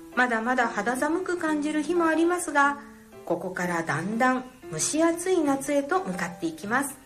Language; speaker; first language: Japanese; native; Japanese